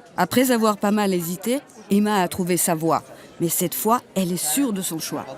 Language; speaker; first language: French; native; French